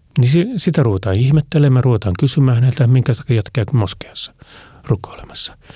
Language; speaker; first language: Finnish; native; Finnish